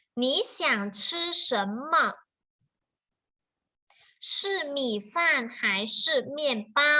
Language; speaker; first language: Chinese; non-native, fluent; Thai